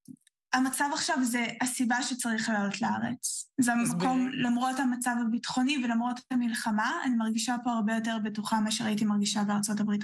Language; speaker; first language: Hebrew; early bilingual, heritage; Hebrew